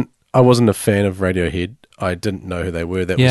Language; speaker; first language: English; native; English